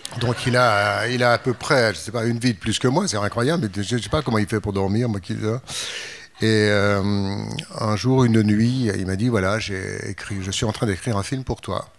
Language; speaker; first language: French; native; French